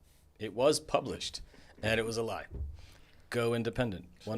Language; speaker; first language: English; native; English